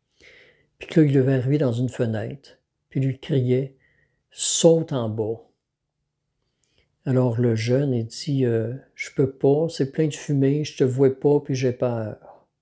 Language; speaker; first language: French; native; French